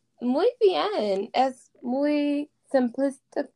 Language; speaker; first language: Spanish; non-native, learner; English